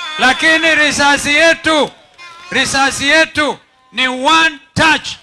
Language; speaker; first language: Swahili; non-native, local second language; Kamba